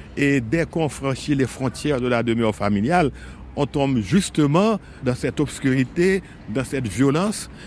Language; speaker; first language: French; non-native, local second language; Haitian Creole